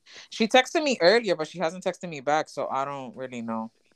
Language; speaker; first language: English; early bilingual, other home language; Spanish